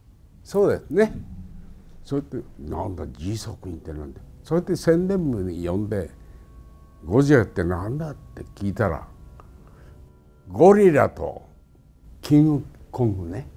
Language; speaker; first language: Japanese; native; Japanese